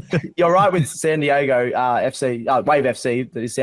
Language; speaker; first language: English; native; English